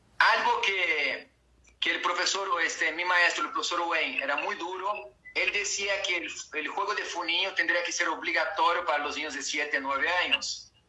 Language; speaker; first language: Spanish; non-native, fluent; Portuguese